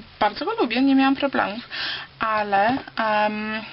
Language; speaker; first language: Polish; early bilingual, heritage; Polish